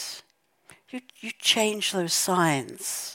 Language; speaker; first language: English; native; English